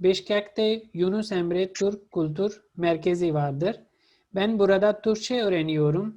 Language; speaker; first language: Turkish; non-native, fluent; Urdu